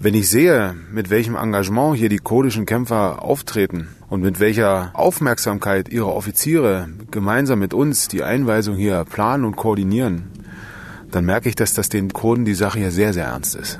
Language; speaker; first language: German; native; German